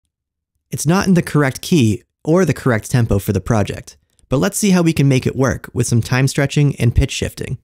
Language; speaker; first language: English; native; English